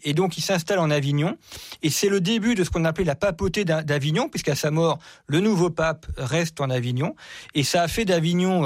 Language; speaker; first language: French; native; French